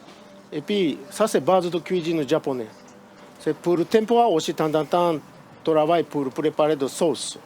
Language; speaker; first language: French; non-native, learner; Japanese